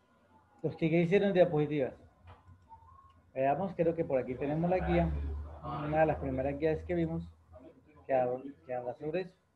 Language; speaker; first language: Spanish; native; Spanish